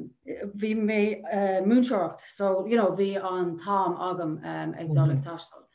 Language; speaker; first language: Irish; non-native, local second language; English